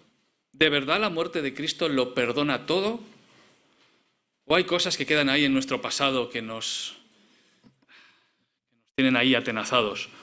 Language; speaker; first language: Spanish; native; Spanish